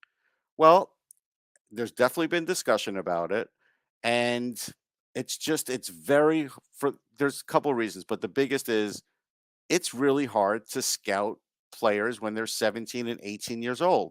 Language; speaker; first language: English; native; English